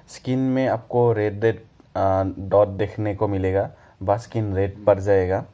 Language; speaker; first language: Hindi; non-native, local second language; Assamese